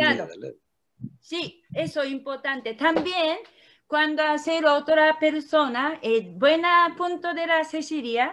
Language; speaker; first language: Spanish; non-native, learner; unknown